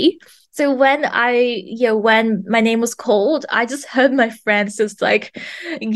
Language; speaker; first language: English; non-native, fluent; Vietnamese